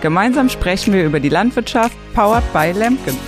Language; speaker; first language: German; native; German